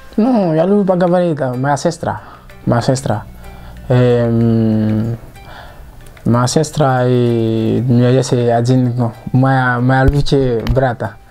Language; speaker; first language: Russian; non-native, learner; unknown